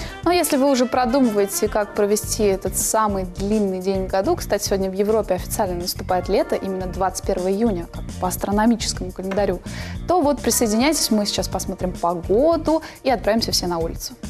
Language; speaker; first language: Russian; native; Russian